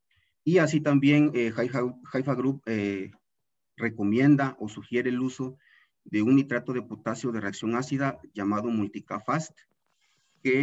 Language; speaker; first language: Spanish; native; Spanish